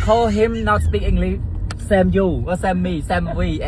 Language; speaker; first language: English; non-native, learner; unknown